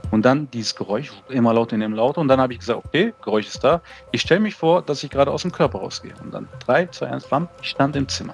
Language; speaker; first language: German; early bilingual, other home language; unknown